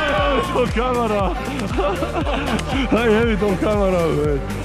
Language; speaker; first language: Russian; non-native, learner; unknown